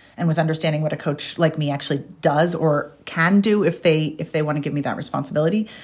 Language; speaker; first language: English; native; English